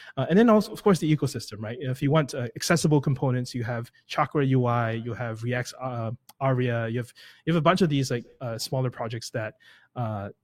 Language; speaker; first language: English; native; English